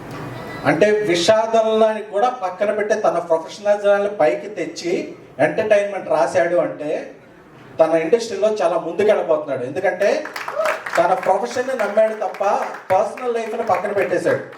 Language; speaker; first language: Telugu; native; Telugu